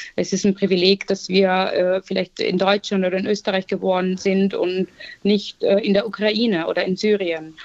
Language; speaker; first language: German; native; German